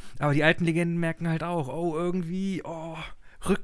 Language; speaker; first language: German; native; German